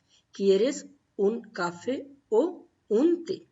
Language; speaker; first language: Spanish; non-native, fluent; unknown